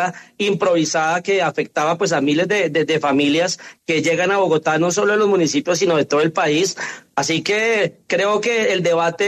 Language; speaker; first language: Spanish; native; Spanish